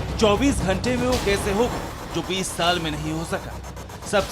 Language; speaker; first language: Hindi; native; Hindi